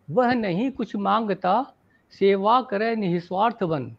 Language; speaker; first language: Hindi; native; Hindi